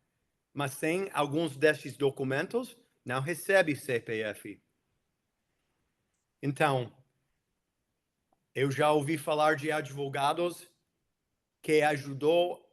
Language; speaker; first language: Portuguese; non-native, fluent; English